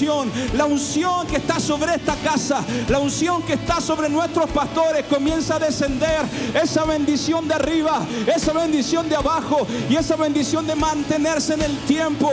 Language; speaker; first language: Spanish; native; Spanish